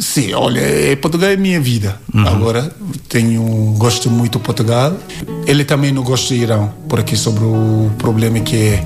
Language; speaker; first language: Portuguese; non-native, learner; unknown